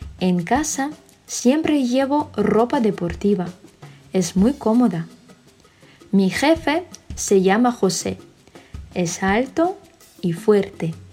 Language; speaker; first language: Spanish; non-native, fluent; Russian